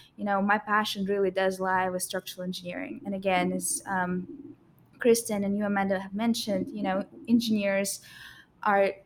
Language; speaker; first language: English; non-native, fluent; Russian